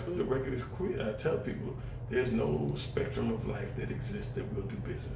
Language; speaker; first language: English; native; English